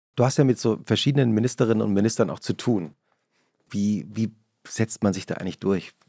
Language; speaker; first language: German; native; German